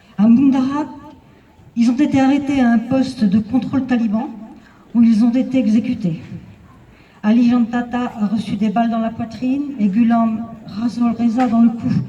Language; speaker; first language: French; native; French